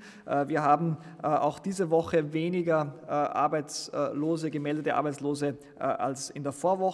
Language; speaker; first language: German; native; German